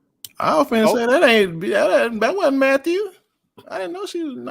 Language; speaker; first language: English; native; English